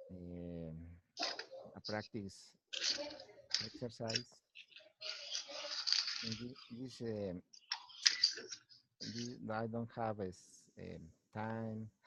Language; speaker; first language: English; non-native, learner; Spanish